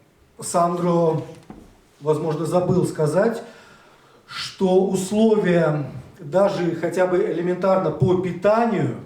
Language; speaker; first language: Russian; native; Russian